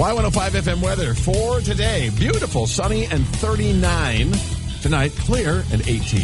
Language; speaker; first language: English; native; English